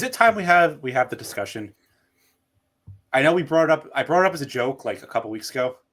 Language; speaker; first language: English; native; English